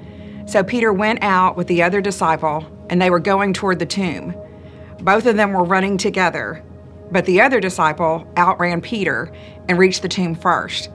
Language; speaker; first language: English; native; English